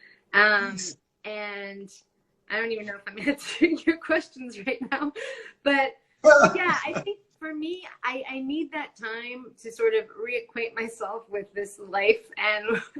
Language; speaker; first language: English; non-native, fluent; Spanish